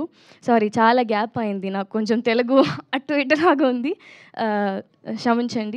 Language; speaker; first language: Telugu; non-native, learner; Tamil